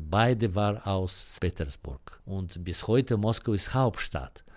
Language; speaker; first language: German; non-native, learner; Russian